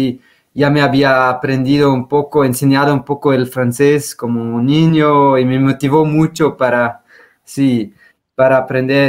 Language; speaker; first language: Spanish; non-native, fluent; Swiss German